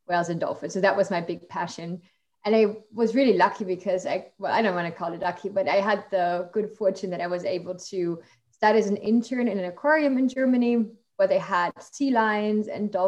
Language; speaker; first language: English; non-native, fluent; German